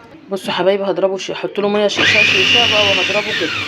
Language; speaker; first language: Arabic; native; Arabic